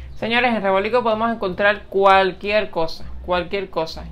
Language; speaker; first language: Spanish; native; Spanish